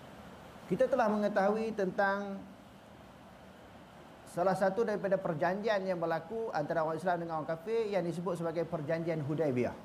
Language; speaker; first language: Malay; native; Malay